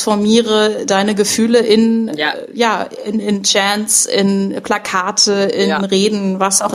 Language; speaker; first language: German; native; German